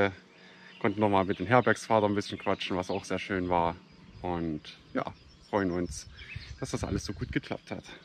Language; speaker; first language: German; native; German